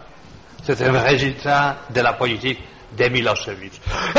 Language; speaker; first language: French; non-native, fluent; Polish